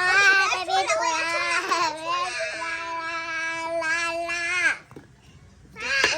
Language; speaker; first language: Chinese; early bilingual, heritage; Chinese